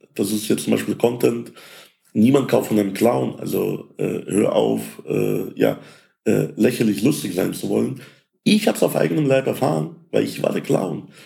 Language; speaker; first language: German; early bilingual, other home language; Russian